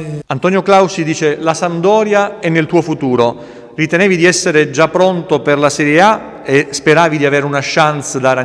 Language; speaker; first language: Italian; native; Italian